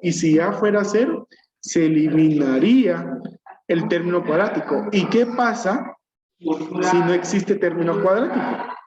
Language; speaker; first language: Spanish; native; Spanish